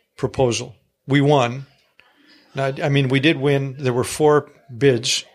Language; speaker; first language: English; early bilingual, other home language; Greek